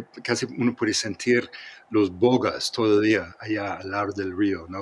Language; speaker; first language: Spanish; non-native, fluent; English